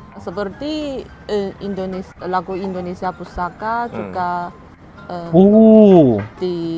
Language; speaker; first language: Indonesian; non-native, learner; Chinese